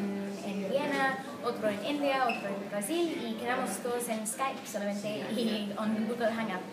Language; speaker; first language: Spanish; non-native, fluent; English